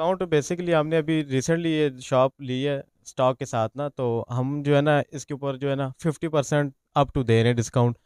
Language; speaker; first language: Urdu; non-native, local second language; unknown